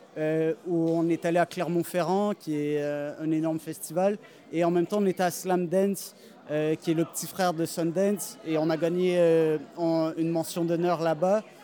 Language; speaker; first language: French; native; French